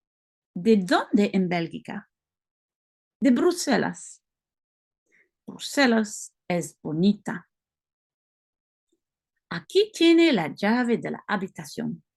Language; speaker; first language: Spanish; non-native, learner; French